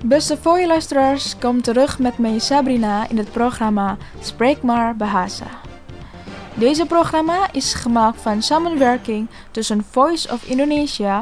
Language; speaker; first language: Dutch; non-native, learner; Indonesian